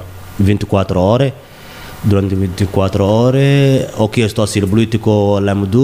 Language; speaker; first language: Italian; non-native, learner; Somali